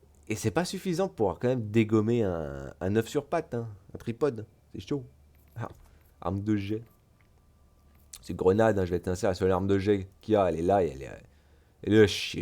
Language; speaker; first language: French; native; French